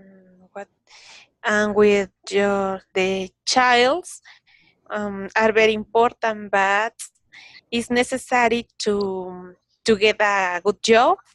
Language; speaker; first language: English; non-native, learner; Spanish